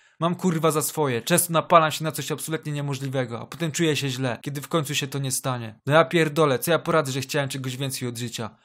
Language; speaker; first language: Polish; native; Polish